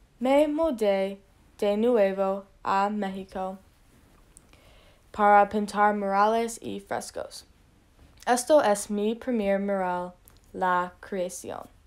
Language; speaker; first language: Spanish; non-native, learner; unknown